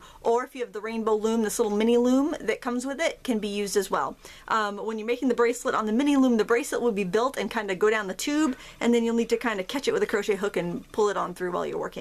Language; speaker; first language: English; native; English